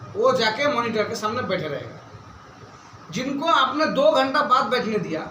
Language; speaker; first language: Hindi; non-native, local second language; Bangla